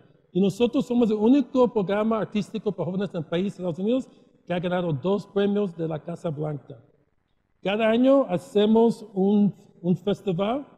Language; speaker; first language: Spanish; early bilingual, heritage; Spanish